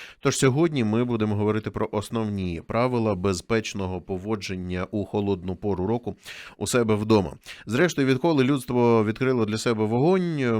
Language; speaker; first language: Ukrainian; native; Ukrainian